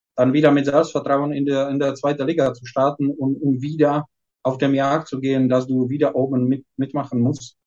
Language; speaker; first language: German; non-native, fluent; Czech